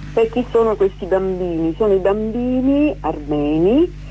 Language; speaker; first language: Italian; early bilingual, other home language; Armenian